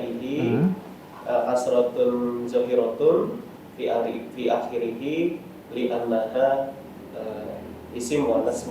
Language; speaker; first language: Arabic; non-native, learner; Indonesian